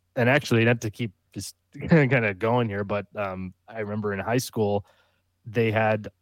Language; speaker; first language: English; native; English